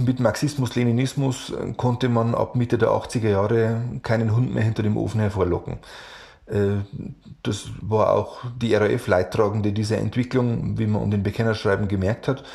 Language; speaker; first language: German; native; German